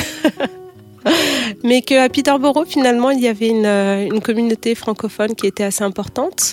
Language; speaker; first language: French; native; French